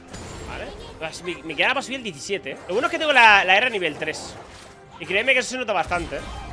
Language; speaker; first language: Spanish; native; Spanish